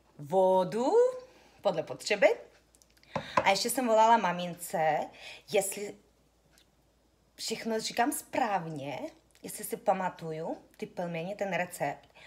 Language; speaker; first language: Czech; early bilingual, heritage; Russian